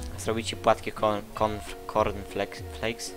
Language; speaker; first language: Polish; native; Polish